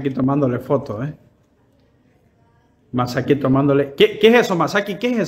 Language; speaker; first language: Spanish; native; Spanish